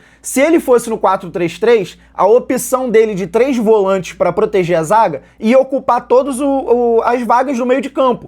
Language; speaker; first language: Portuguese; native; Portuguese